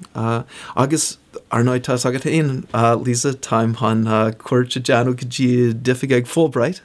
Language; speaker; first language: Irish; non-native, fluent; English